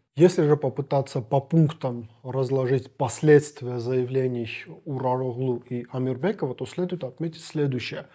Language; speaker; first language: Russian; non-native, local second language; Armenian